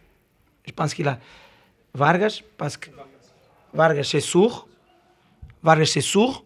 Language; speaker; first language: French; non-native, learner; Portuguese